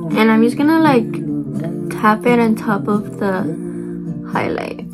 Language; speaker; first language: English; early bilingual, other home language; Spanish